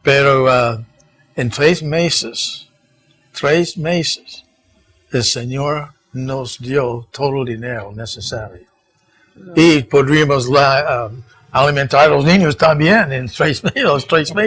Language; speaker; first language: Spanish; non-native, fluent; English